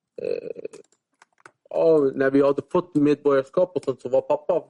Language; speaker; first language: Swedish; early bilingual, other home language; Arabic